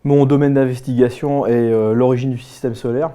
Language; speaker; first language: French; native; French